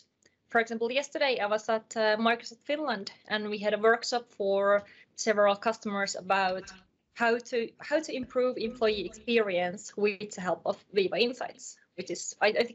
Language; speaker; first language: English; non-native, fluent; Finnish